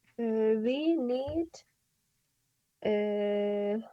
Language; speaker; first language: English; non-native, learner; Ukrainian